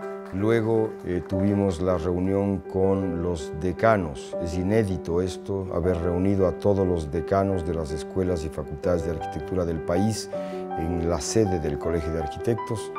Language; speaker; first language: Spanish; native; Spanish